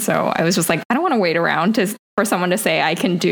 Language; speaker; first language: English; native; English